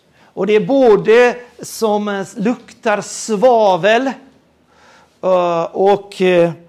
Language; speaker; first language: Swedish; non-native, fluent; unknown